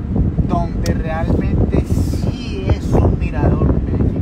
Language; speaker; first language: Spanish; native; Spanish